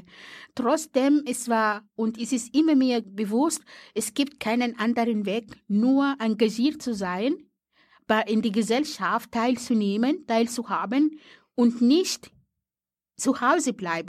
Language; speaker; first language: German; non-native, fluent; Arabic